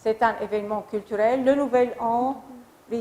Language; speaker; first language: French; non-native, fluent; Arabic